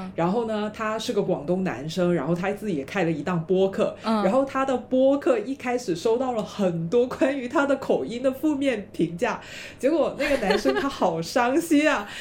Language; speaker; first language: Chinese; non-native, local second language; Cantonese